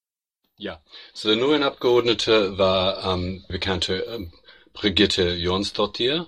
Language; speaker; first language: German; non-native, learner; English